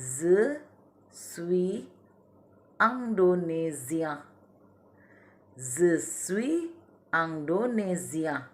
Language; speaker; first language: French; non-native, learner; Indonesian